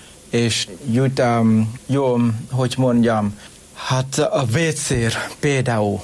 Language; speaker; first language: Hungarian; non-native, learner; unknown